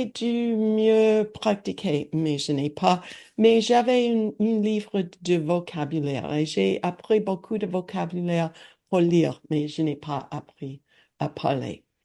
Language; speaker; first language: French; non-native, learner; English